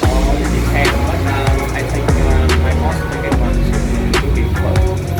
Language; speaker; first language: English; non-native, fluent; Vietnamese